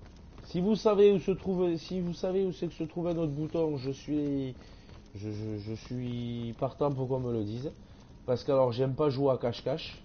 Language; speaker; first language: French; native; French